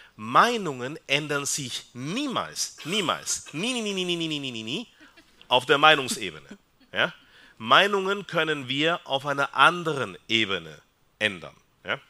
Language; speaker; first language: German; non-native, fluent; Spanish